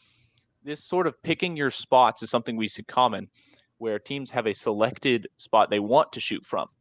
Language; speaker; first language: English; native; English